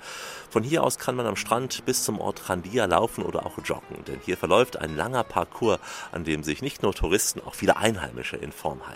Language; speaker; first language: German; native; German